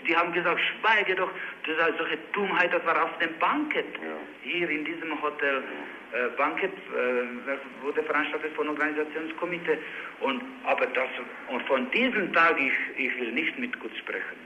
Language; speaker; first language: German; non-native, learner; Czech